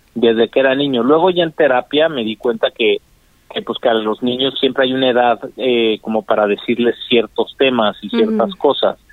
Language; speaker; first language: Spanish; native; Spanish